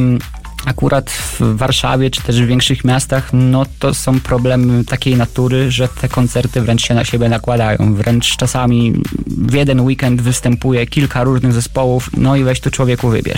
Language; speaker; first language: Polish; native; Polish